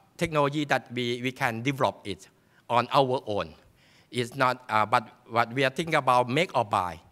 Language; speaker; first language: English; non-native, fluent; Thai